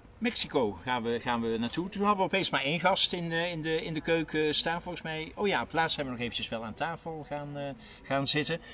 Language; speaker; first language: Dutch; native; Dutch